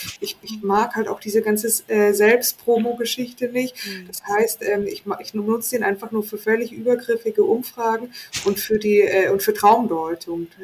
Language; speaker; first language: German; native; German